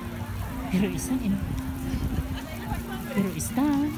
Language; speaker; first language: Spanish; non-native, learner; English